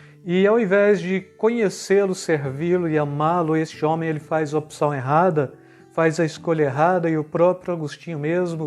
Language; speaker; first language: Portuguese; native; Portuguese